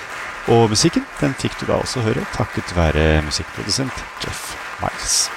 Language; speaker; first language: Norwegian; native; Norwegian